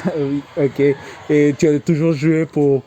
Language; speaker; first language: French; non-native, fluent; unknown